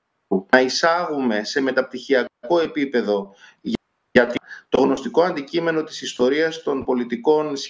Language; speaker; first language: Greek; native; Greek